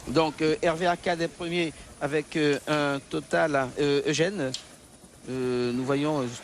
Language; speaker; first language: French; native; French